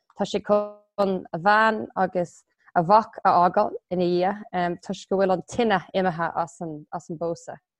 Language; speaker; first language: Irish; non-native, local second language; English